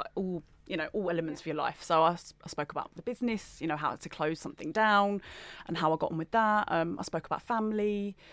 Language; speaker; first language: English; native; English